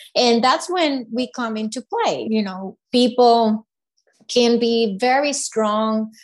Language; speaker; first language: English; non-native, fluent; Spanish